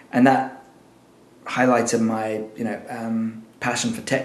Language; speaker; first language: English; native; English